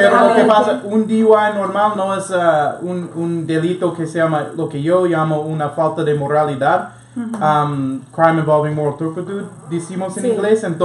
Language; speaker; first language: Spanish; non-native, fluent; English